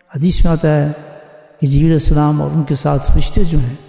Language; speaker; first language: Urdu; native; Urdu